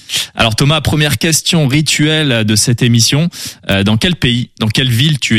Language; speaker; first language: French; native; French